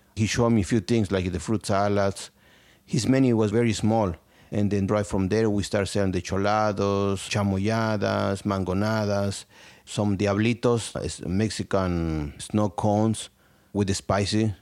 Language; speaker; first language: English; non-native, learner; Spanish